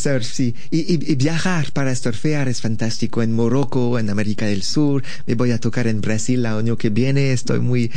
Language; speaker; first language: Spanish; non-native, learner; French